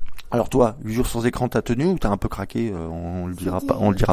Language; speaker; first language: French; native; French